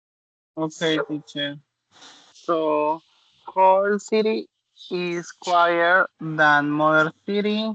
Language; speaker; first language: English; non-native, learner; Spanish